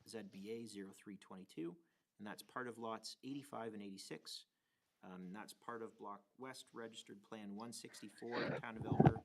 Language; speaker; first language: English; native; English